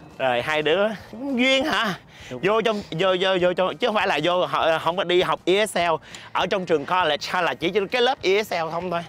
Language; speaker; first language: Vietnamese; native; Vietnamese